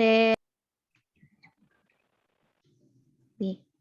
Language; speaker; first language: French; non-native, learner; Indonesian